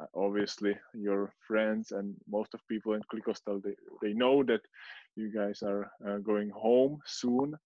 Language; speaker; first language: English; non-native, fluent; Czech